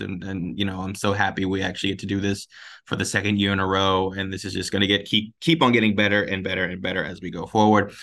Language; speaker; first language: English; early bilingual, other home language; Spanish